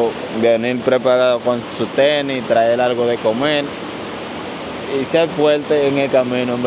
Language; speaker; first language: Spanish; native; Spanish